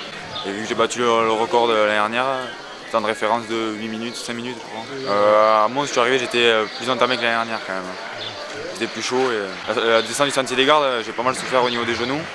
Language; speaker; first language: French; native; French